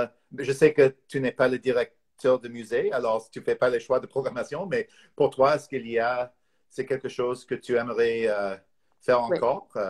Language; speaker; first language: French; non-native, fluent; English